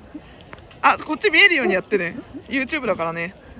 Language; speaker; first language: Japanese; native; Japanese